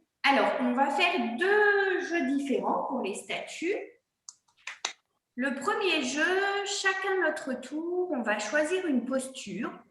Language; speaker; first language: French; native; French